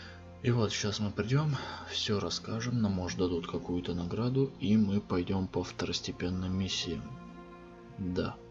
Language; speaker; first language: Russian; native; Russian